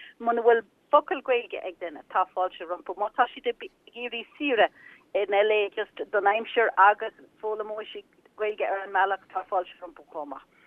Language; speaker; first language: Irish; early bilingual, heritage; Irish